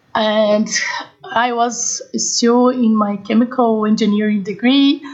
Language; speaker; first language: English; non-native, fluent; Portuguese